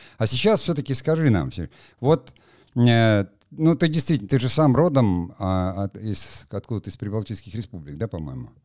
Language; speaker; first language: Russian; native; Russian